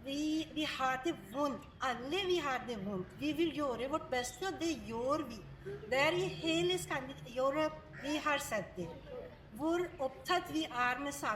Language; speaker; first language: Norwegian; non-native, fluent; Urdu